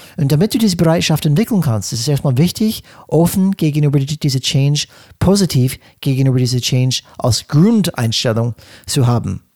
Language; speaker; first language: German; non-native, fluent; English